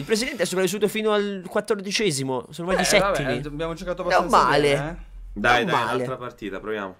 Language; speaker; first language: Italian; native; Italian